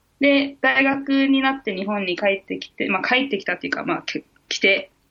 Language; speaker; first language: Japanese; early bilingual, heritage; Japanese